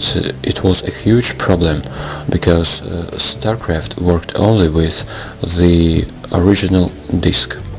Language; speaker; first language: English; non-native, fluent; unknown